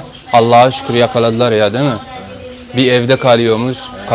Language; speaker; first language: Turkish; early bilingual, heritage; Turkmen